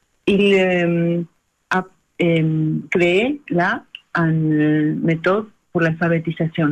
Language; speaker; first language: French; non-native, learner; Spanish